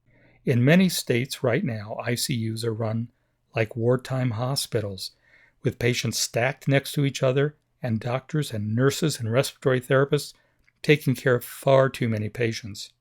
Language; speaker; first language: English; native; English